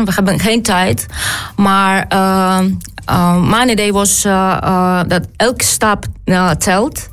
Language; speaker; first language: Dutch; non-native, learner; Ukrainian